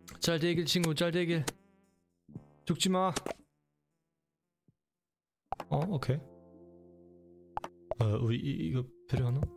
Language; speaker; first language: Korean; non-native, learner; German